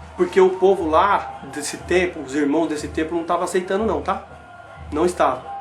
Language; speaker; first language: Portuguese; native; Portuguese